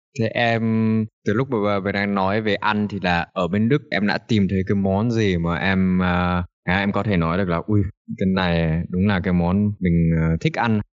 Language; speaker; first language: Vietnamese; early bilingual, heritage; Vietnamese